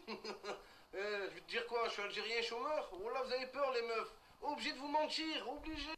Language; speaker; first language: French; native; French